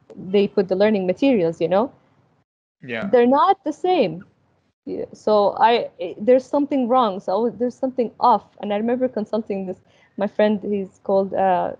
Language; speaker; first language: English; early bilingual, other home language; Arabic